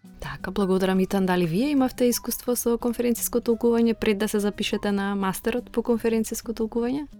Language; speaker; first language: Macedonian; native; Macedonian